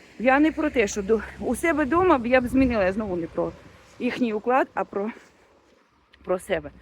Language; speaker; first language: Ukrainian; non-native, local second language; Russian